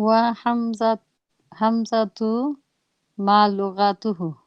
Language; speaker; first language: Arabic; non-native, learner; English